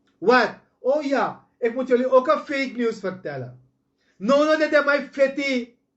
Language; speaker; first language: Dutch; native; Dutch